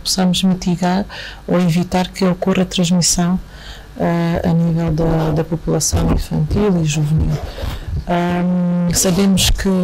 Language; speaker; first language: Portuguese; native; Portuguese